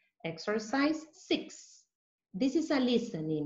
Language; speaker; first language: English; non-native, fluent; Spanish